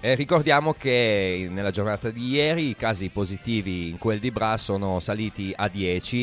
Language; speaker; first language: Italian; native; Italian